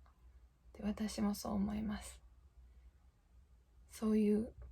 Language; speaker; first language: Japanese; non-native, fluent; English